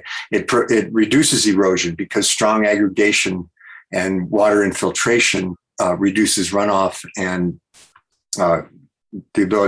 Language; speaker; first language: English; native; English